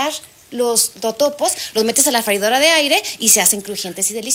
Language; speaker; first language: Spanish; native; Spanish